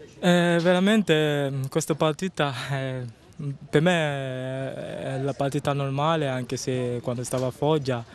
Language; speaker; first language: Italian; non-native, learner; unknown